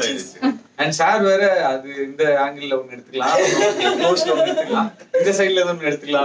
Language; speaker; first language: Tamil; native; Tamil